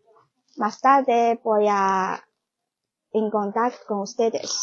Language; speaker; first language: Spanish; non-native, learner; Chinese